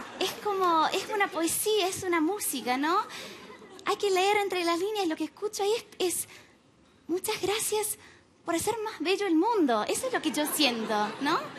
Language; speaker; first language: Spanish; non-native, fluent; English